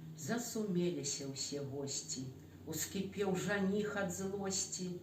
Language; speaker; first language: Belarusian; native; Belarusian